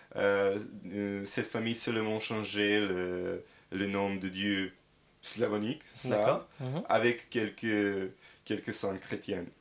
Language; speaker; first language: French; non-native, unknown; Serbian